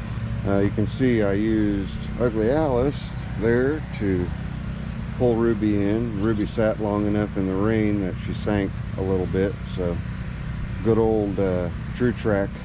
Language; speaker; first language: English; native; English